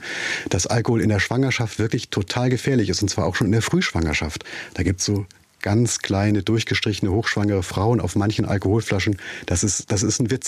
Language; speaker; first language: German; native; German